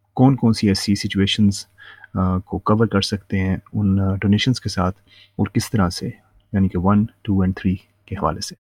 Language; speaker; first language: Urdu; native; Urdu